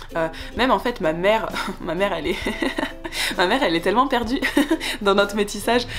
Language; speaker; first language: French; native; French